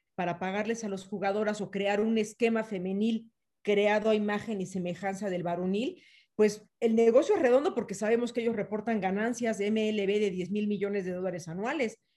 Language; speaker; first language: Spanish; native; Spanish